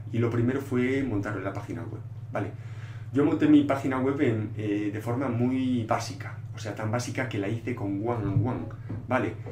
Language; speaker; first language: Spanish; non-native, local second language; Galician